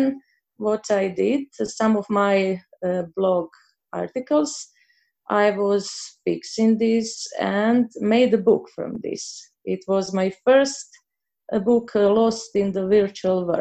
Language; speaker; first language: English; non-native, learner; Croatian